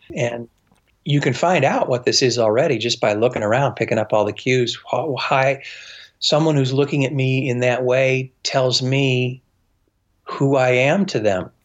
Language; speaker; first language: English; native; English